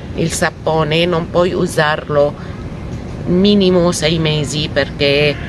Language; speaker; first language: Italian; non-native, fluent; Arabic